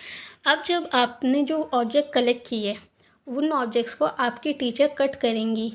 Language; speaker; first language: Hindi; native; Hindi